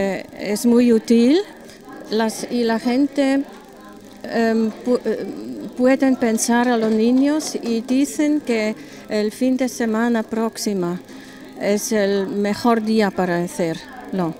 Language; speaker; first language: Spanish; non-native, learner; German